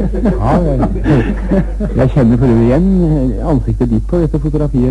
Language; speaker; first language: Norwegian; native; Norwegian